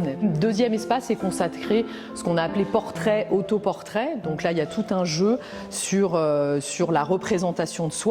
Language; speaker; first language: French; native; French